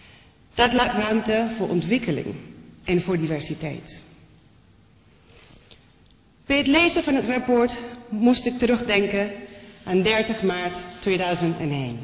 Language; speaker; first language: Dutch; non-native, fluent; Spanish